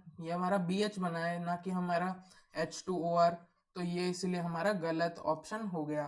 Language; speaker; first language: Hindi; native; Hindi